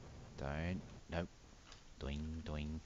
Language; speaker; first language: English; native; English